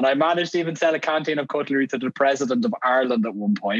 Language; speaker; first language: English; native; English